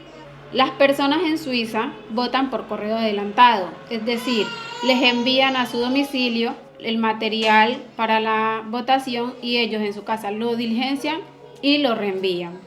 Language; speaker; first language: Spanish; native; Spanish